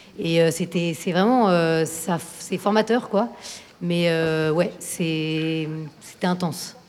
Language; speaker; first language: French; native; French